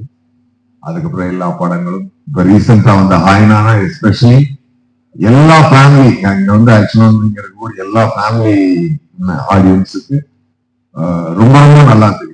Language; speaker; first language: Tamil; native; Tamil